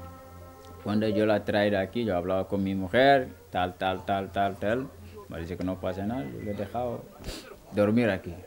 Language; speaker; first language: Spanish; non-native, learner; Wolof